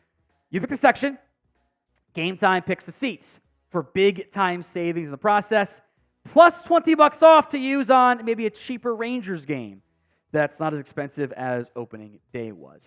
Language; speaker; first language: English; native; English